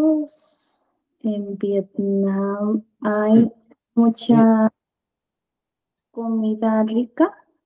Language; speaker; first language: Spanish; non-native, learner; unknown